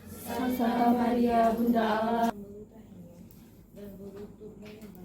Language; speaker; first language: Indonesian; native; Indonesian